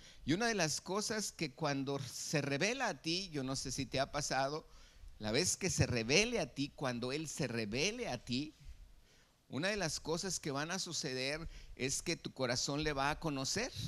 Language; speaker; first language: Spanish; native; Spanish